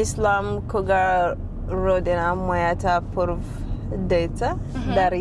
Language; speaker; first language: Macedonian; non-native, learner; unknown